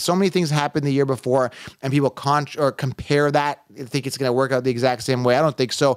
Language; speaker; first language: English; native; English